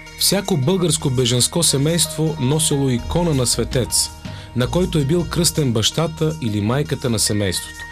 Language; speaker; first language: Bulgarian; native; Bulgarian